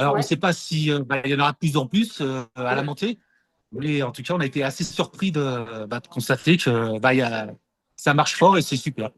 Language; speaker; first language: French; native; French